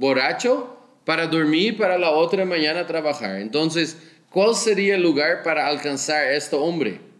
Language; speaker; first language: Spanish; non-native, learner; Dutch